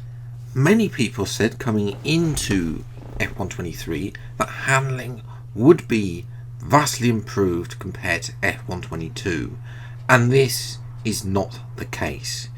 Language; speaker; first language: English; native; English